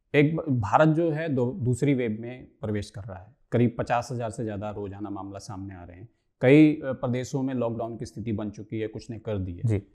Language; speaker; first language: Hindi; native; Hindi